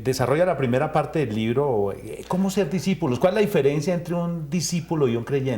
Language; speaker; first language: Spanish; native; Spanish